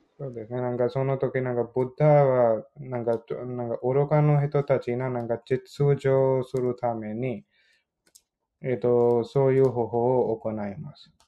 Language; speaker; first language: Japanese; non-native, learner; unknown